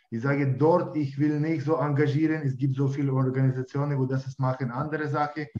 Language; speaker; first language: German; non-native, learner; Ukrainian